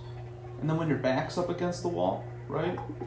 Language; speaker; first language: English; native; English